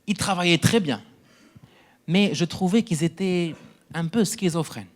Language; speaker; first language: French; non-native, local second language; Arabic